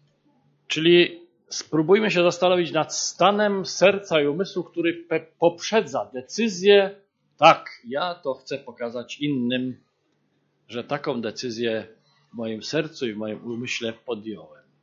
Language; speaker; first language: Polish; native; Polish